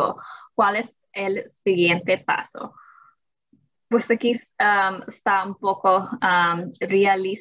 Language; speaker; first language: Spanish; early bilingual, heritage; English